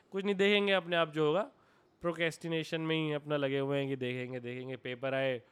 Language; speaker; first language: Hindi; native; Hindi